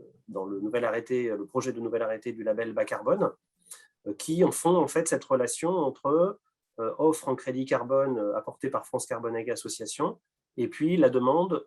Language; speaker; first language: French; native; French